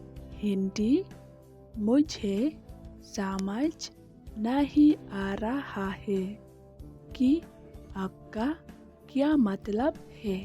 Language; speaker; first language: Hindi; non-native, local second language; Khasi